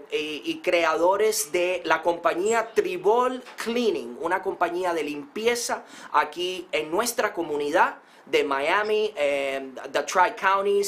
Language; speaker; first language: Spanish; early bilingual, heritage; Spanish